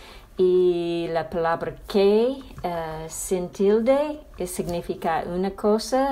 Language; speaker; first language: Spanish; non-native, fluent; English